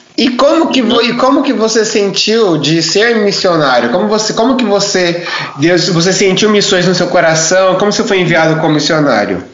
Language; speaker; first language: Portuguese; native; Portuguese